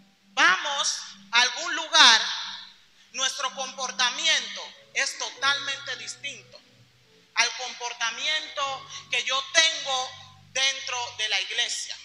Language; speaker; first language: Spanish; native; Spanish